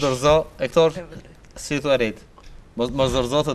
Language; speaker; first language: Albanian; native; Albanian